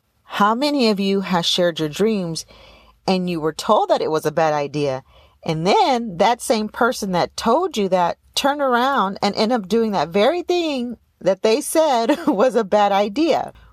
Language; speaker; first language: English; early bilingual, other home language; Spanish